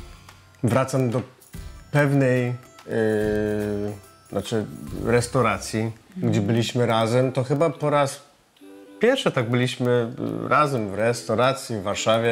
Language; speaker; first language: Polish; non-native, fluent; English